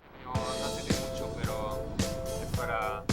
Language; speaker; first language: Spanish; non-native, learner; French